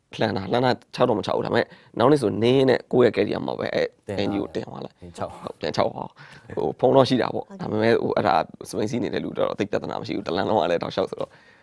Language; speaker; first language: Burmese; native; Burmese